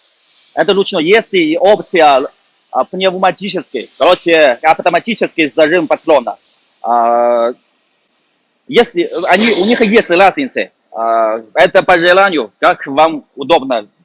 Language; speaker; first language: Russian; non-native, learner; Chinese